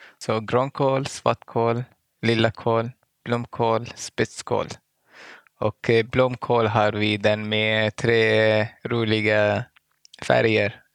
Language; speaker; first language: Swedish; non-native, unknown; Arabic